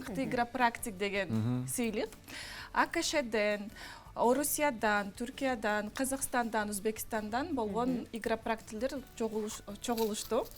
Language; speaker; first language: Kyrgyz; non-native, local second language; Russian